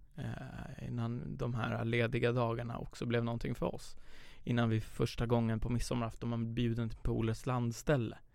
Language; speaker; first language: Swedish; early bilingual, other home language; Persian